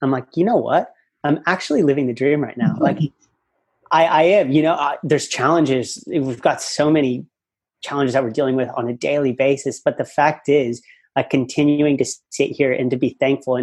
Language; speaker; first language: English; native; English